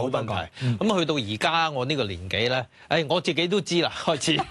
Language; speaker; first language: Cantonese; native; Cantonese